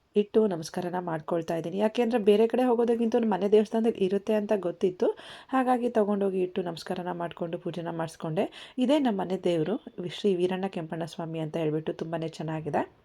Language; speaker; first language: Kannada; native; Kannada